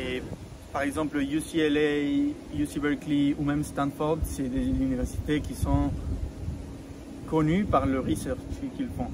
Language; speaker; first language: French; non-native, fluent; Spanish